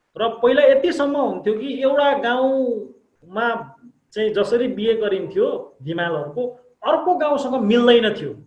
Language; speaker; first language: Nepali; non-native, local second language; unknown